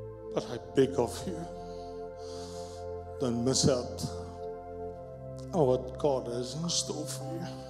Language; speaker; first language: English; non-native, local second language; Afrikaans